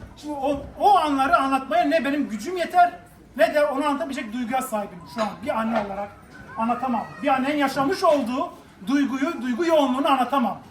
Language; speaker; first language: Turkish; non-native, local second language; Kurdish